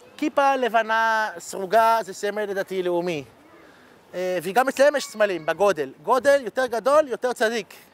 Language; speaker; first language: Hebrew; early bilingual, other home language; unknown